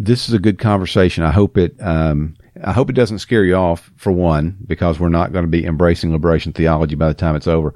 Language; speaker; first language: English; native; English